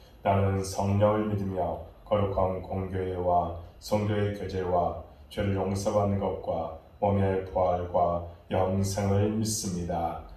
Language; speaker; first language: Korean; native; Korean